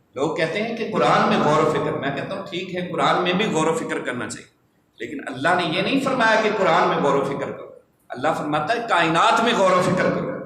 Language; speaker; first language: Urdu; non-native, local second language; Punjabi